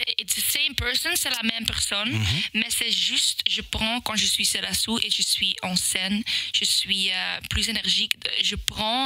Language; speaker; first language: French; non-native, local second language; Dutch